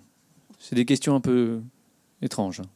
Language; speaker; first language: French; native; French